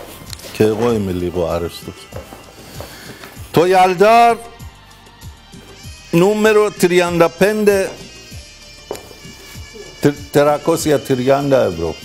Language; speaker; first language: Greek; non-native, learner; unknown